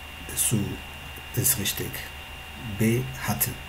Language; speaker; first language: German; non-native, fluent; Tigrinya